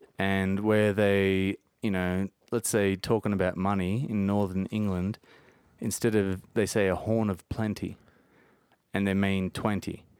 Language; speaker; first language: English; native; English